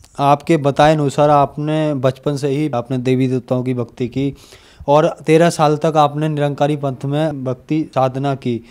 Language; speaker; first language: Hindi; native; Hindi